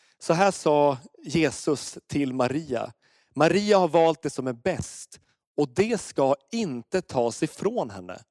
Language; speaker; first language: Swedish; native; Swedish